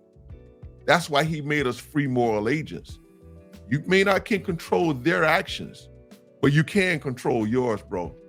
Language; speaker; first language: English; native; English